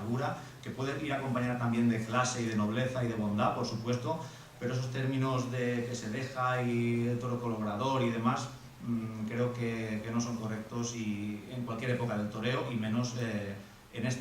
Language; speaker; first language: Spanish; native; Spanish